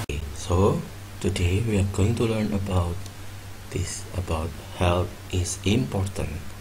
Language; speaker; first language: English; non-native, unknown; Indonesian